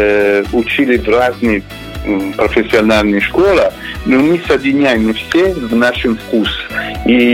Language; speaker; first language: Russian; non-native, learner; Italian